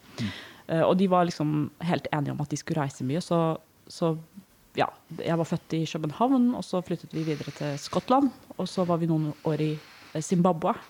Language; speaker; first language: Norwegian; early bilingual, other home language; Danish